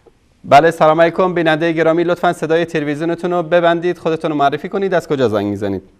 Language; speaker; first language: Persian; native; Persian